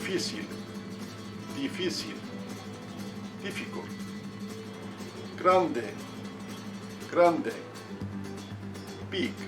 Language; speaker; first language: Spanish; non-native, fluent; English